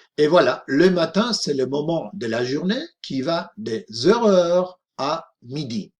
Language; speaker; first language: French; non-native, fluent; Spanish